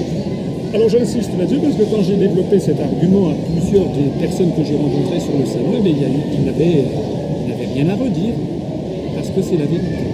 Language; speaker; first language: French; native; French